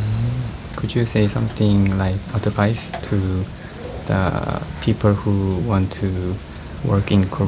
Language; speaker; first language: English; non-native, fluent; Korean